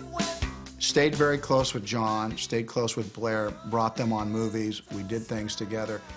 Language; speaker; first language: English; native; English